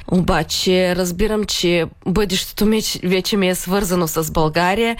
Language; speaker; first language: Bulgarian; early bilingual, heritage; Bulgarian